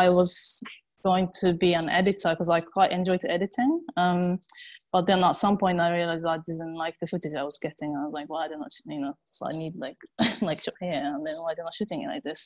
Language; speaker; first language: English; non-native, fluent; Japanese